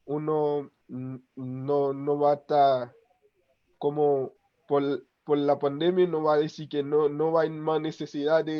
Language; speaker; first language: Spanish; non-native, local second language; Haitian Creole